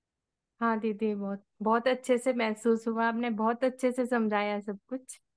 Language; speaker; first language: Hindi; native; Hindi